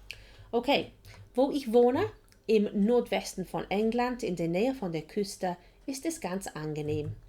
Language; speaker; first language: German; non-native, fluent; English